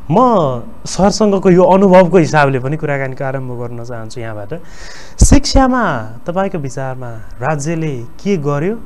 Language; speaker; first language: Nepali; native; Nepali